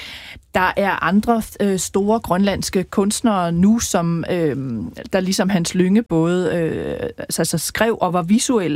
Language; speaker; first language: Danish; native; Danish